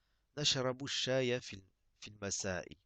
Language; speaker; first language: Arabic; non-native, fluent; French